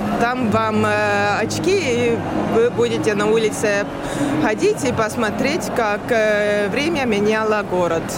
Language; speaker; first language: Russian; non-native, learner; Estonian